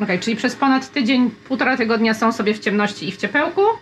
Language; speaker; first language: Polish; native; Polish